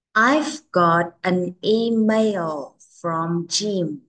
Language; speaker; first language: English; non-native, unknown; Vietnamese